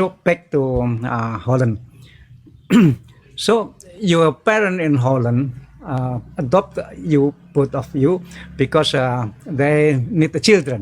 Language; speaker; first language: English; non-native, learner; Indonesian